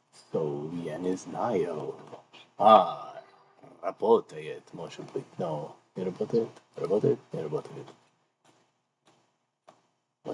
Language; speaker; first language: Russian; non-native, learner; English